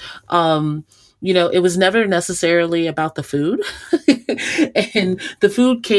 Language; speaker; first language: English; native; English